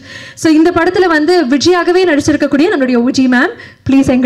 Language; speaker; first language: Tamil; native; Tamil